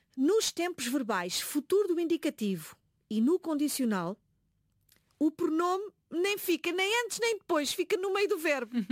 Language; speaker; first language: Portuguese; native; Portuguese